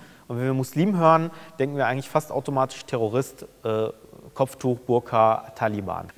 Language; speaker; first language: German; early bilingual, other home language; Turkish